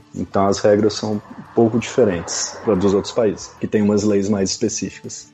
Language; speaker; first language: Portuguese; native; Portuguese